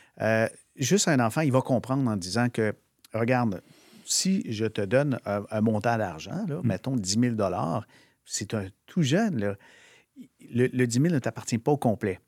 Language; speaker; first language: French; native; French